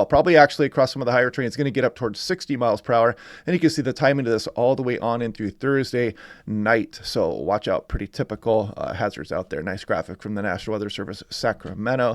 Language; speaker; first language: English; native; English